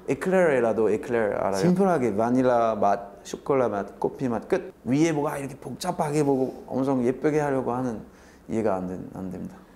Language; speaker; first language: Korean; non-native, fluent; French